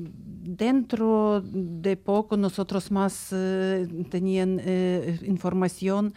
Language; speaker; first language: Spanish; non-native, learner; Ukrainian